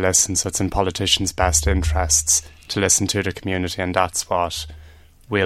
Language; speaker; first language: English; native; English